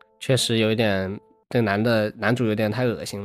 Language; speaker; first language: Chinese; native; Chinese